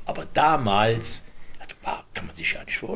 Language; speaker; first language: German; native; German